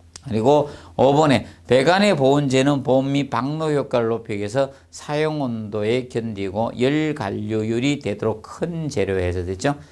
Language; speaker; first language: Korean; native; Korean